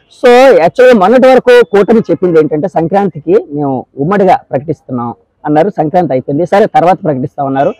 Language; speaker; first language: Telugu; native; Telugu